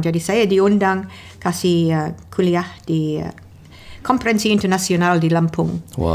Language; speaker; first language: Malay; non-native, fluent; English